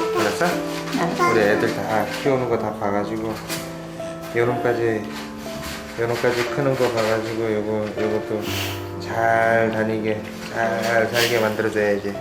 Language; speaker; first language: Korean; native; Korean